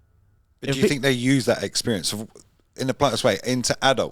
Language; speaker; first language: English; native; English